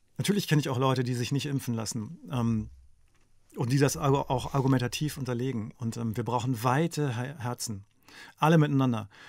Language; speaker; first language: German; native; German